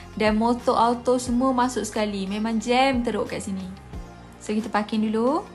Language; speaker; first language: Malay; native; Malay